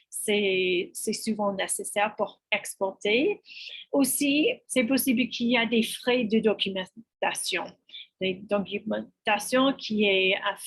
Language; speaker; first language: French; non-native, fluent; English